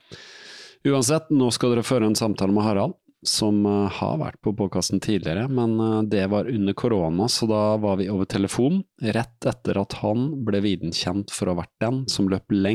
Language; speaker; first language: Norwegian; native; Norwegian